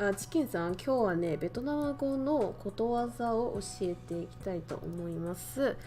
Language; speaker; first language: Japanese; non-native, fluent; Vietnamese